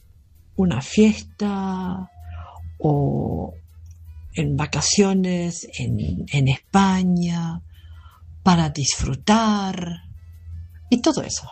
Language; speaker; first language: Spanish; non-native, fluent; German